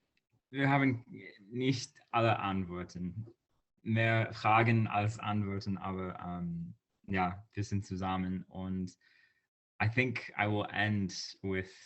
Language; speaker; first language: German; non-native, fluent; English